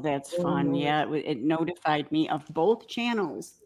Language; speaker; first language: English; native; English